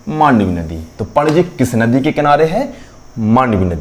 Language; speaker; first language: Hindi; native; Hindi